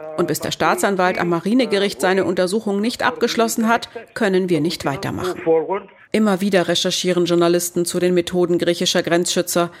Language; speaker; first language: German; native; German